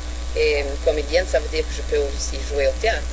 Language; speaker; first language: French; non-native, fluent; Swedish